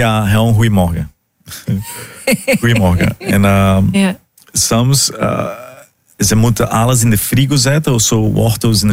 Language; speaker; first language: Dutch; non-native, learner; Portuguese